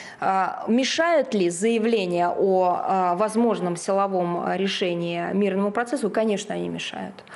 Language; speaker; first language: Russian; native; Russian